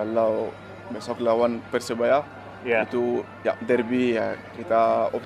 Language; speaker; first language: Indonesian; non-native, learner; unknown